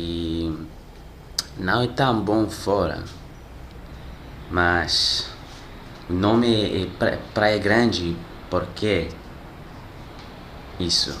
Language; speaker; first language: Portuguese; non-native, learner; French